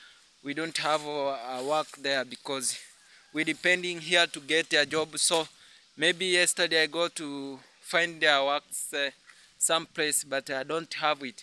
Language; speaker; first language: English; non-native, learner; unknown